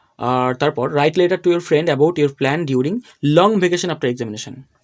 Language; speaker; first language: English; non-native, local second language; Bangla